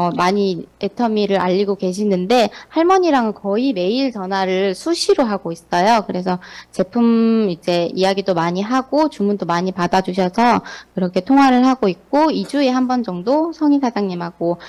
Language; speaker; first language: Korean; native; Korean